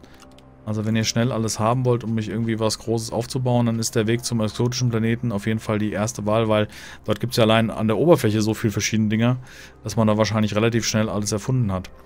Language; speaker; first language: German; native; German